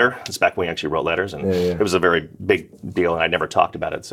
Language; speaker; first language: English; native; English